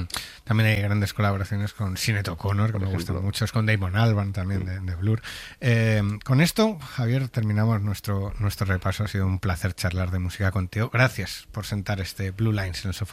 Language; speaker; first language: Spanish; native; Spanish